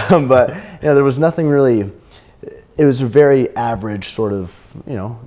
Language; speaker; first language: English; native; English